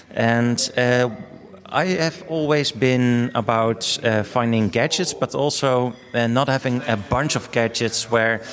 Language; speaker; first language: English; non-native, fluent; Dutch